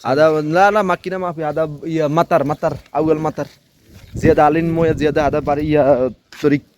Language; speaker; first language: Arabic; non-native, learner; Bangla